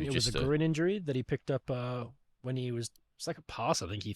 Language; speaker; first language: English; native; English